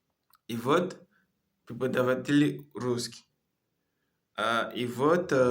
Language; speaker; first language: Russian; non-native, learner; Comorian